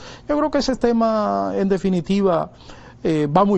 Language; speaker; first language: Spanish; native; Spanish